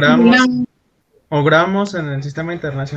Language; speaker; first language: Spanish; native; Spanish